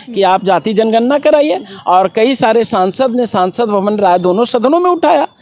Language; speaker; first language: Hindi; native; Hindi